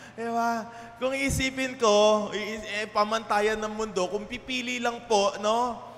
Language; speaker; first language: Filipino; native; Filipino